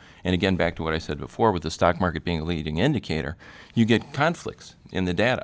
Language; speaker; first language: English; native; English